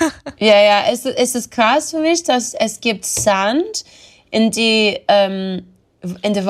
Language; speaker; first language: German; non-native, learner; English